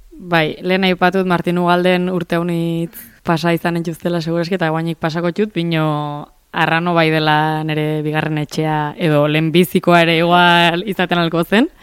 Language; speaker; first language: Basque; native; Basque